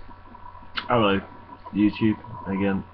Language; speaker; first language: English; native; English